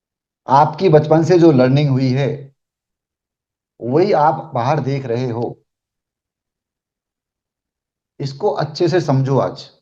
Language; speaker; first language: Hindi; native; Hindi